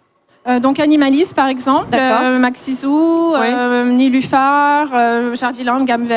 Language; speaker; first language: French; native; French